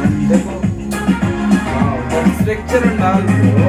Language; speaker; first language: Hindi; non-native, local second language; Kannada